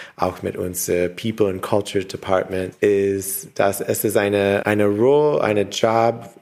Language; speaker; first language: German; non-native, learner; English